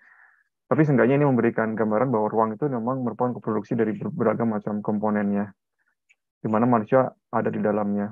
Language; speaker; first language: Indonesian; native; Indonesian